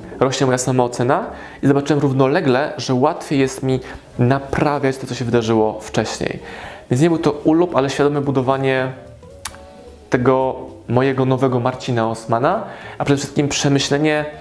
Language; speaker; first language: Polish; native; Polish